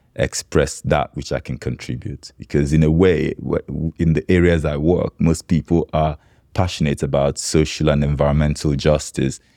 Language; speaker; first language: English; non-native, local second language; Igbo